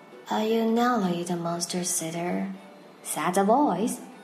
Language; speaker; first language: English; non-native, fluent; Chinese